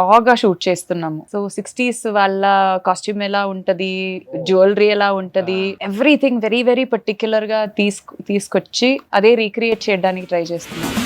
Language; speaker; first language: Telugu; non-native, fluent; Malayalam